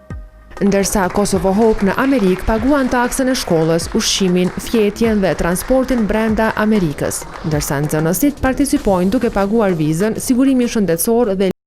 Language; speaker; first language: Albanian; native; Albanian